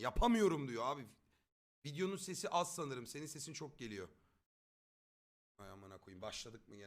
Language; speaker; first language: Turkish; native; Turkish